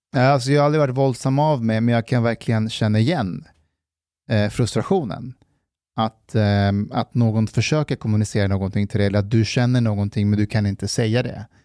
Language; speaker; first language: Swedish; early bilingual, other home language; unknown